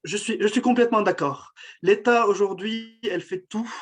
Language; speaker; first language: French; non-native, local second language; Arabic